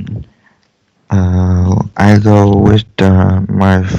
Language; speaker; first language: English; non-native, learner; Vietnamese